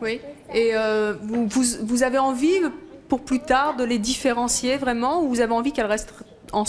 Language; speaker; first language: French; native; French